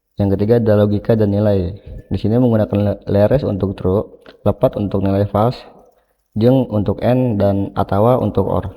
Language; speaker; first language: Indonesian; non-native, local second language; Sundanese